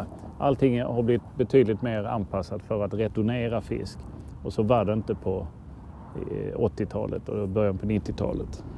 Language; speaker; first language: Swedish; native; Swedish